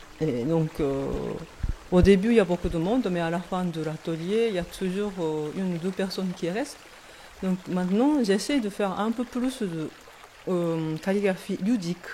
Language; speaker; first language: French; non-native, fluent; Japanese